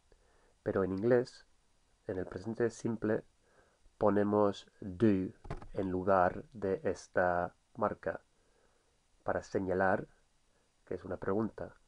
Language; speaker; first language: Spanish; non-native, fluent; English